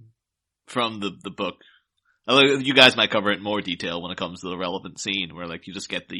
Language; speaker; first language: English; native; English